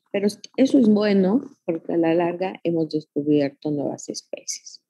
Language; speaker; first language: Spanish; native; Spanish